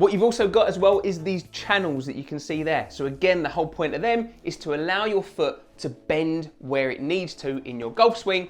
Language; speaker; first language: English; native; English